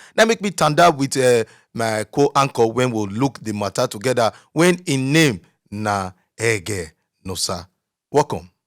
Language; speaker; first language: Nigerian Pidgin; native; Nigerian Pidgin